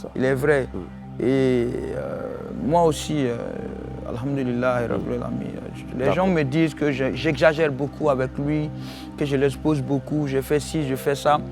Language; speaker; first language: French; non-native, local second language; Bambara